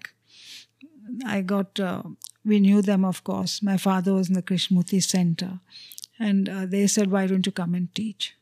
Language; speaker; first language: English; non-native, local second language; Telugu